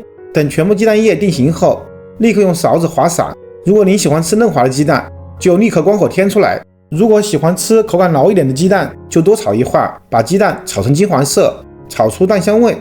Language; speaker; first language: Chinese; native; Chinese